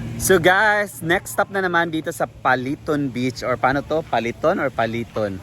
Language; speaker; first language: Filipino; non-native, local second language; Cebuano